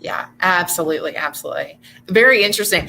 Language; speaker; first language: English; native; English